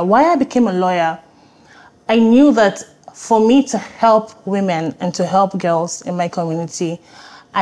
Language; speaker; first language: English; non-native, local second language; Yoruba